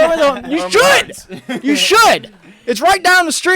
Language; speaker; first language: English; native; English